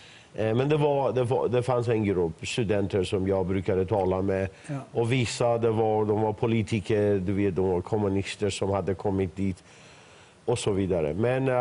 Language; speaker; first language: Swedish; non-native, fluent; Persian